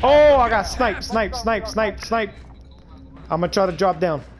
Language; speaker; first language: English; early bilingual, other home language; Spanish